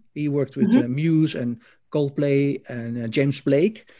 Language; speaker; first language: English; non-native, learner; Dutch